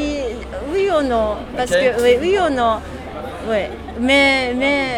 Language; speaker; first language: French; non-native, learner; Japanese